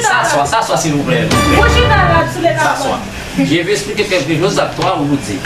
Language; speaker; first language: French; non-native, learner; Haitian Creole